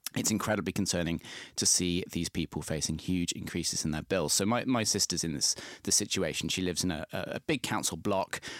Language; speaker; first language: English; native; English